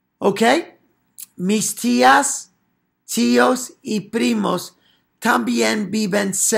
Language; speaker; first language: Spanish; non-native, fluent; English